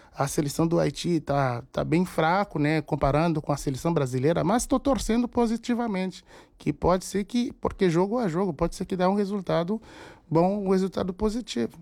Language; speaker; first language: Portuguese; non-native, fluent; Haitian Creole